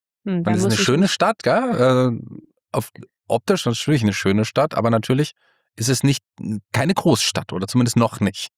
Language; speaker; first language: German; native; German